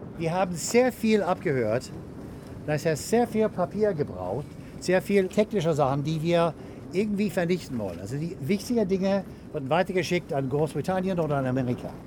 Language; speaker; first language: German; native; German